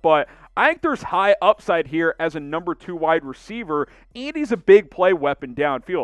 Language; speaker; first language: English; native; English